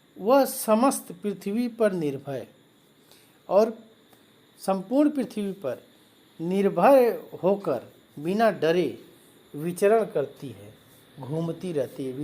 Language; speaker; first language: Hindi; native; Hindi